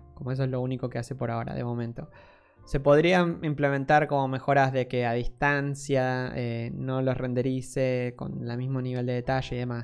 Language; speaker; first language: Spanish; native; Spanish